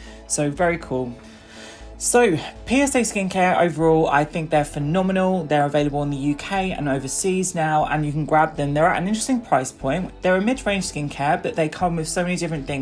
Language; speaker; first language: English; native; English